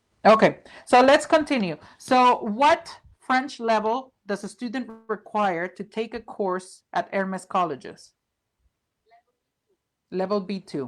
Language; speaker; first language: English; non-native, fluent; Spanish